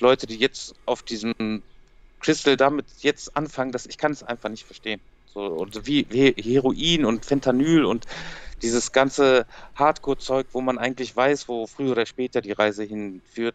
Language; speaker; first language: German; native; German